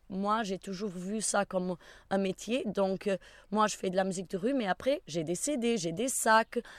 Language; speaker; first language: French; non-native, fluent; Portuguese